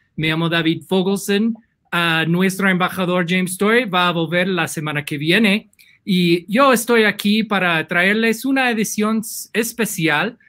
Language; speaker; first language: Spanish; non-native, fluent; English